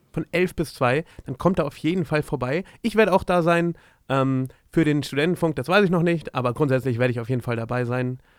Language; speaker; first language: German; native; German